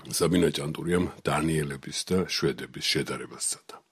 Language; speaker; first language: Georgian; native; Georgian